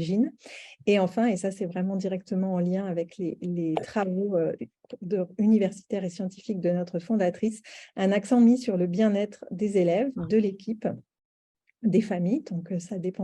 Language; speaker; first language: French; native; French